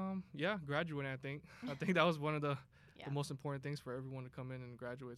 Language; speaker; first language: English; native; English